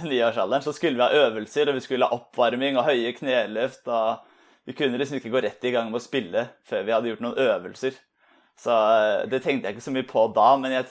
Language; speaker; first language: Norwegian; native; Norwegian